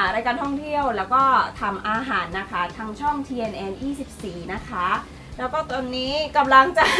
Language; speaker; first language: Thai; non-native, fluent; Korean